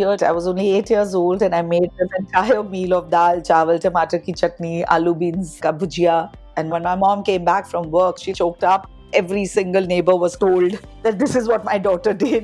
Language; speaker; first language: English; non-native, local second language; Hindi